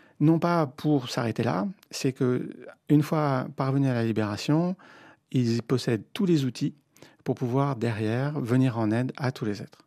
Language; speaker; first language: French; native; French